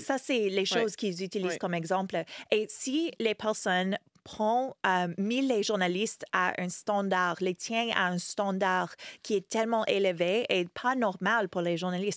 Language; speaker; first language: French; non-native, fluent; English